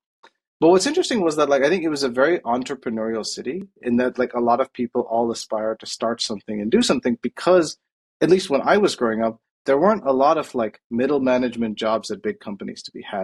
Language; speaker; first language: English; non-native, local second language; Tamil